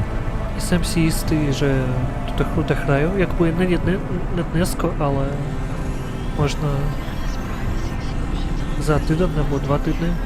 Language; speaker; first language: Czech; non-native, local second language; Ukrainian